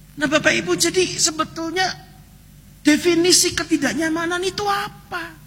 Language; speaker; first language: Indonesian; non-native, local second language; Javanese